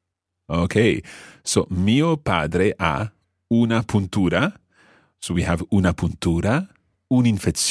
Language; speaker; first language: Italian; non-native, fluent; English